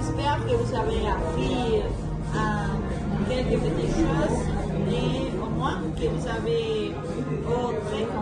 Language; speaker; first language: French; non-native, learner; Spanish